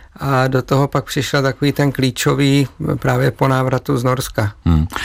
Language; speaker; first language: Czech; native; Czech